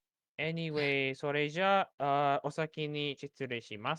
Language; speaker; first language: Japanese; non-native, learner; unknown